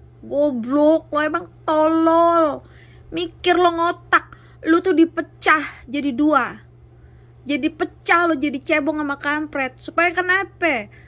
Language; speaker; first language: Indonesian; native; Indonesian